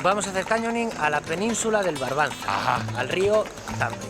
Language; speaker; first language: Spanish; native; Spanish